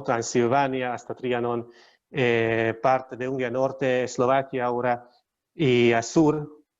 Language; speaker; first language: Spanish; non-native, learner; Hungarian